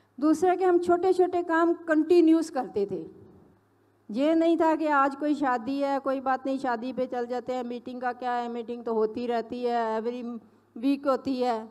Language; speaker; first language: Hindi; non-native, local second language; Punjabi